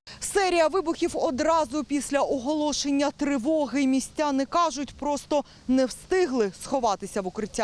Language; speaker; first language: Ukrainian; native; Ukrainian